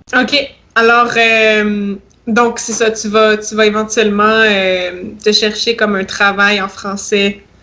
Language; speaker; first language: French; native; French